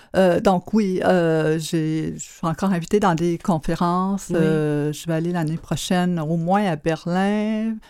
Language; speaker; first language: French; native; French